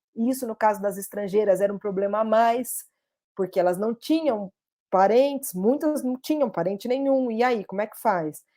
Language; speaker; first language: Portuguese; native; Portuguese